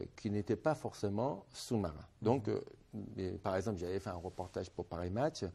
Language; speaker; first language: French; non-native, fluent; Persian